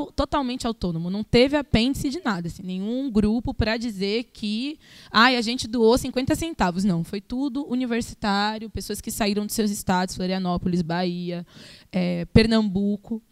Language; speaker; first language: Portuguese; native; Portuguese